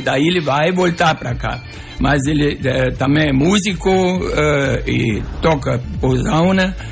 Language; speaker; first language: Portuguese; non-native, local second language; German